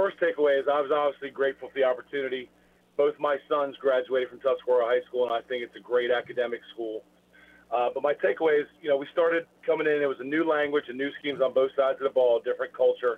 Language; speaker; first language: English; native; English